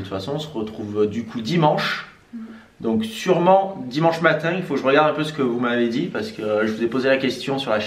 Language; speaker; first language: French; native; French